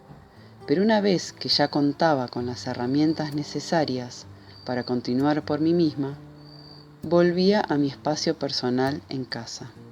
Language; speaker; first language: Spanish; native; Spanish